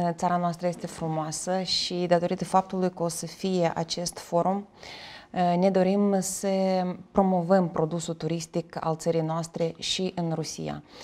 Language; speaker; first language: Romanian; native; Romanian